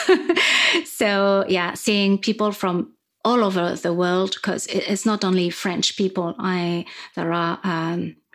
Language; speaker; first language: English; non-native, fluent; French